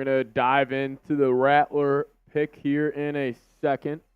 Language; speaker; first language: English; native; English